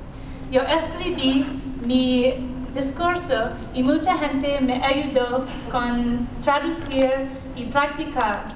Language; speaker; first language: Spanish; non-native, learner; English